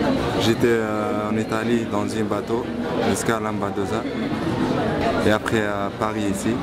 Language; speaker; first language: French; non-native, local second language; Arabic